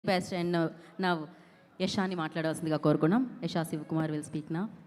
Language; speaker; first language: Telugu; native; Telugu